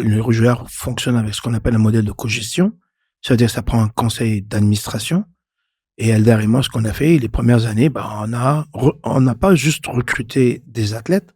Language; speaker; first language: French; non-native, local second language; Arabic